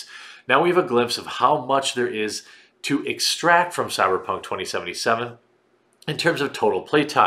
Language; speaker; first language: English; native; English